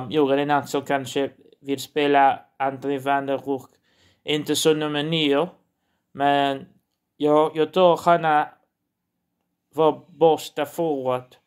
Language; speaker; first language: Swedish; non-native, learner; Portuguese